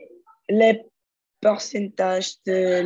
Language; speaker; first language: French; non-native, learner; Spanish